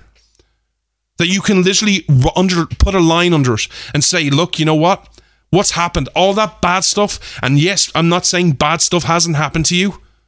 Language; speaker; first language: English; native; English